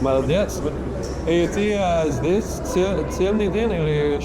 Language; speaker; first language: Russian; non-native, learner; Arabic